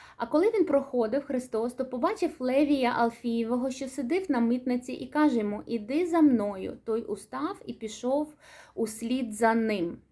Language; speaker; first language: Ukrainian; non-native, local second language; Russian